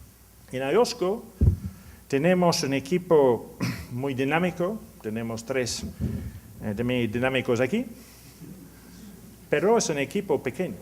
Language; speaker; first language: Spanish; non-native, learner; English